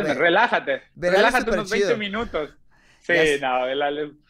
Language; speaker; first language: Spanish; native; Spanish